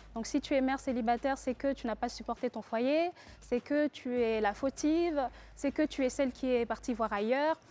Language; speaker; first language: French; non-native, local second language; Fang